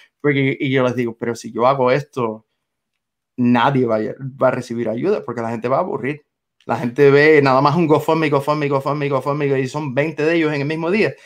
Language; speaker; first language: Spanish; non-native, fluent; English